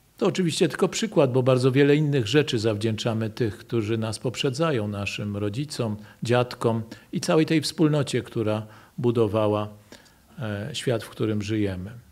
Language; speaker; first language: Polish; native; Polish